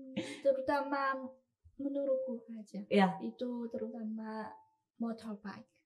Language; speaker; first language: Indonesian; non-native, learner; Chinese